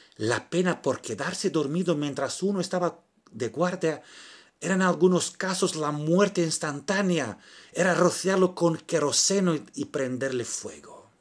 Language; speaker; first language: Spanish; non-native, fluent; Romanian